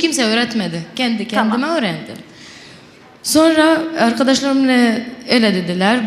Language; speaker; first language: Turkish; non-native, local second language; Arabic